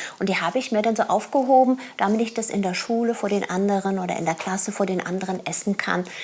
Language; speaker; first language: German; early bilingual, other home language; Turkish